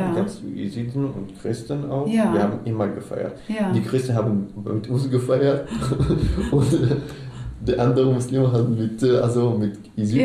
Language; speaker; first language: German; non-native, learner; Arabic